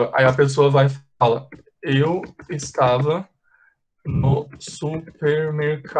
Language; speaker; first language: Portuguese; native; Portuguese